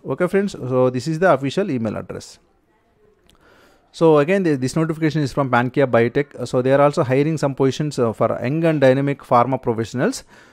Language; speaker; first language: English; non-native, local second language; Telugu